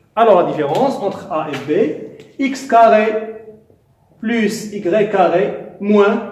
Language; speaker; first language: French; non-native, local second language; Arabic